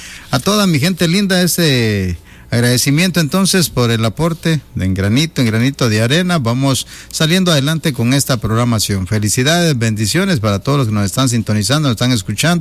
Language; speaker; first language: Spanish; native; Spanish